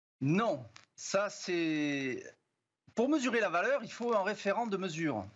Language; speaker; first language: French; native; French